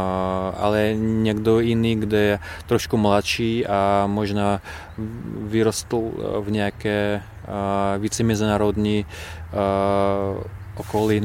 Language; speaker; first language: Czech; non-native, fluent; Russian